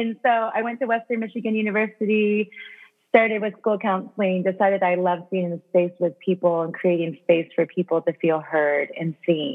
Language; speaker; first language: English; native; English